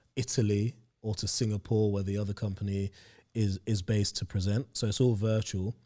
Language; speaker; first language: English; native; English